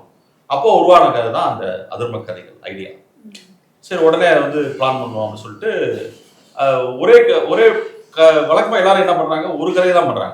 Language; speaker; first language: Tamil; native; Tamil